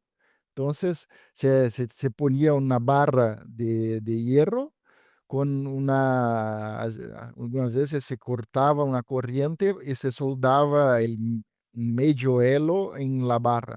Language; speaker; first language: Spanish; non-native, fluent; Portuguese